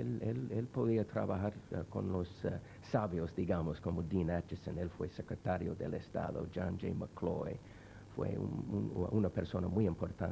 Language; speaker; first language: Spanish; non-native, fluent; English